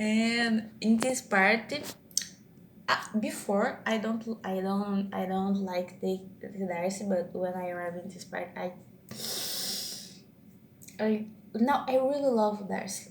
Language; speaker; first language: English; non-native, learner; Portuguese